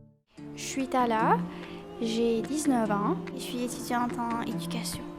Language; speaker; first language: French; non-native, local second language; Arabic